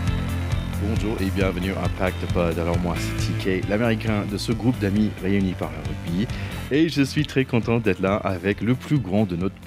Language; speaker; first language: French; non-native, fluent; English